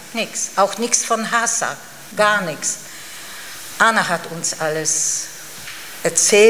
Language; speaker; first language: German; non-native, fluent; Polish